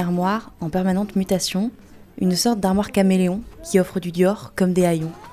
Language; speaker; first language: French; native; French